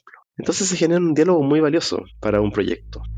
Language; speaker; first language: Spanish; native; Spanish